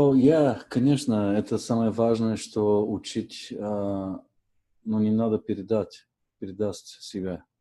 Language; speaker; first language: Russian; non-native, fluent; Bulgarian